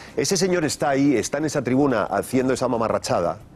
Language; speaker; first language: Spanish; native; Spanish